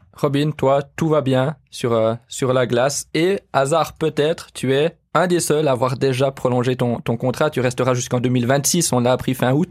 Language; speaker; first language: French; native; French